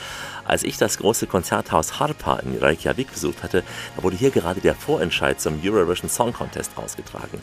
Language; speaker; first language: German; native; German